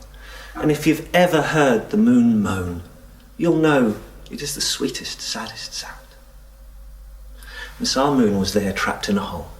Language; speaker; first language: English; native; English